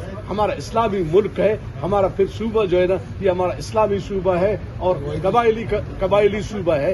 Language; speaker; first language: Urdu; non-native, local second language; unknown